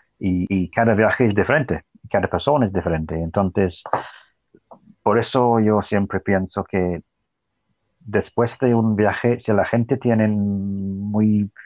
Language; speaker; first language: Spanish; non-native, fluent; English